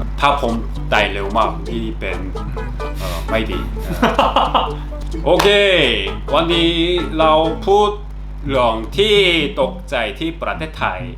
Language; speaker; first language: Thai; non-native, learner; Korean